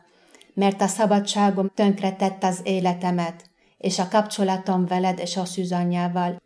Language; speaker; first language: Hungarian; non-native, fluent; Arabic